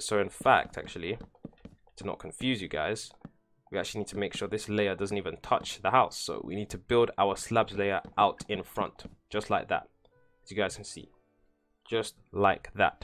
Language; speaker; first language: English; native; English